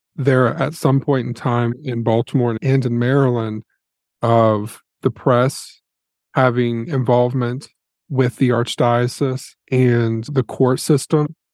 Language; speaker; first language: English; native; English